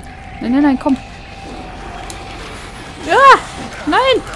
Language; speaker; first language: German; native; German